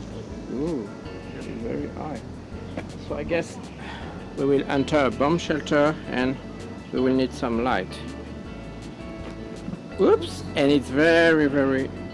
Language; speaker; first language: English; non-native, learner; French